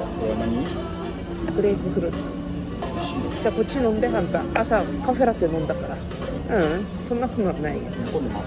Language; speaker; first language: Japanese; non-native, fluent; Korean